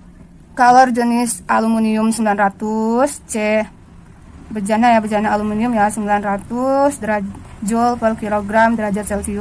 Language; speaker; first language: Indonesian; native; Indonesian